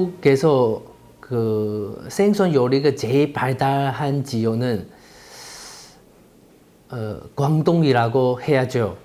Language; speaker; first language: Korean; non-native, fluent; Chinese